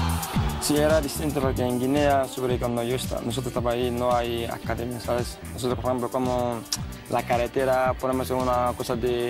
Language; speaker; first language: Spanish; non-native, fluent; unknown